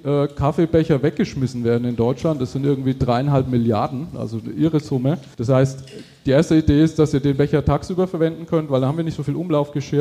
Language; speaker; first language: German; native; German